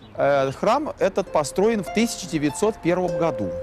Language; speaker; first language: Russian; native; Russian